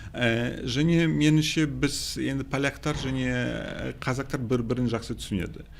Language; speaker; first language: Kazakh; non-native, fluent; Polish